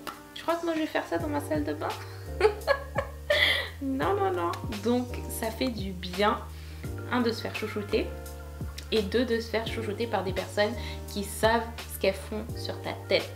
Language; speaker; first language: French; native; French